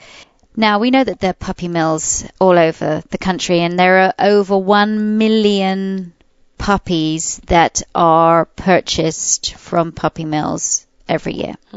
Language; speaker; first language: English; native; English